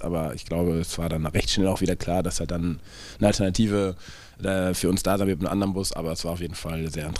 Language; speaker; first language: German; native; German